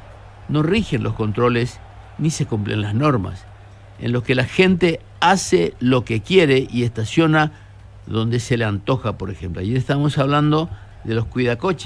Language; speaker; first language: Spanish; native; Spanish